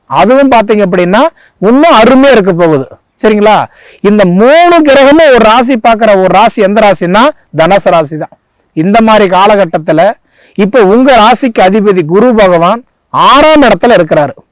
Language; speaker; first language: Tamil; native; Tamil